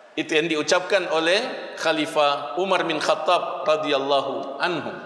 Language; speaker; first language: Malay; non-native, local second language; Buginese